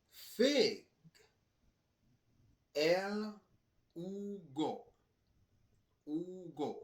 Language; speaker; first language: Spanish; non-native, learner; English